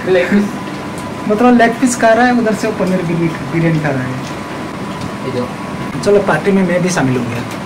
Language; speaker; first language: Hindi; non-native, local second language; Odia